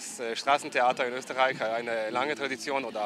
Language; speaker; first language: German; non-native, fluent; Slovenian